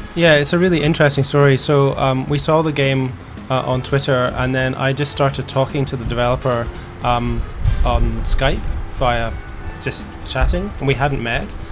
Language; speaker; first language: English; native; English